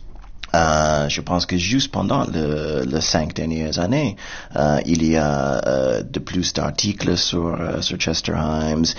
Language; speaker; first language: French; non-native, fluent; English